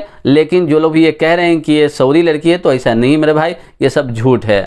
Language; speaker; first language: Hindi; native; Hindi